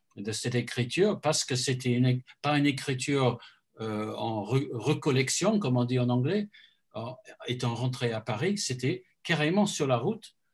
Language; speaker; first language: French; non-native, fluent; English